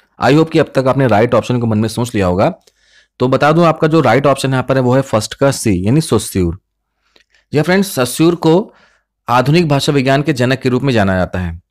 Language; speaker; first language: Hindi; native; Hindi